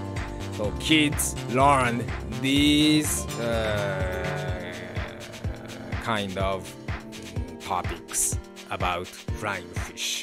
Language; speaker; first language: English; non-native, learner; Japanese